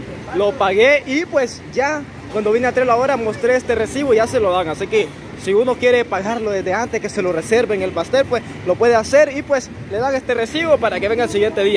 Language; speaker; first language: Spanish; native; Spanish